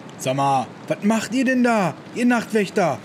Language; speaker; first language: German; native; German